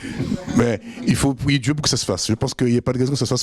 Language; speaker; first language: French; native; French